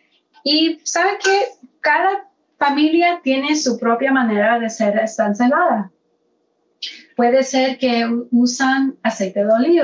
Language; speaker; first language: Spanish; early bilingual, heritage; Spanish